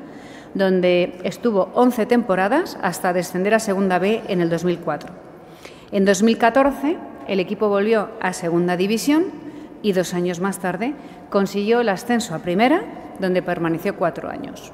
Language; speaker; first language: Spanish; native; Spanish